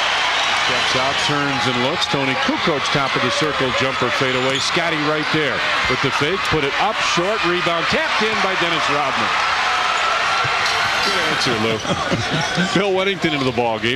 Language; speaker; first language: English; native; English